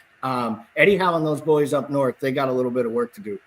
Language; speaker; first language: English; native; English